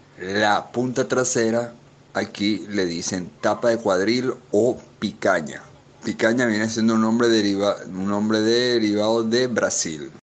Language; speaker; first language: Spanish; native; Spanish